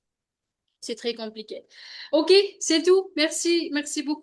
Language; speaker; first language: French; non-native, learner; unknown